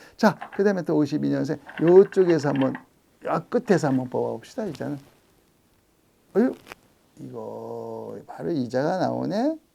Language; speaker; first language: Korean; native; Korean